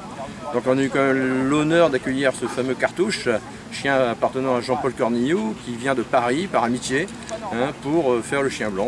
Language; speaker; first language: French; native; French